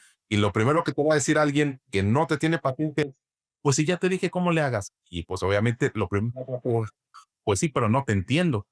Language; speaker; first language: Spanish; native; Spanish